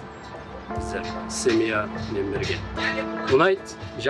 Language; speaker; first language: Kazakh; early bilingual, heritage; Kazakh